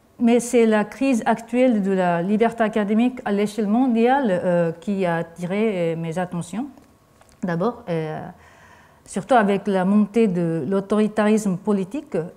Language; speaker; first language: French; non-native, fluent; Japanese